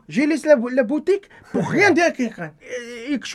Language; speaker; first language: French; non-native, learner; Arabic